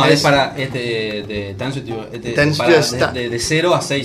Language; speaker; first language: Spanish; native; Spanish